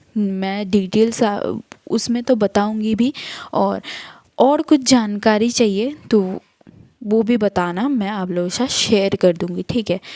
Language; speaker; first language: Hindi; non-native, local second language; Bangla